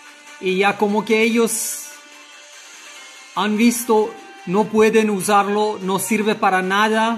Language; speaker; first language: Spanish; non-native, fluent; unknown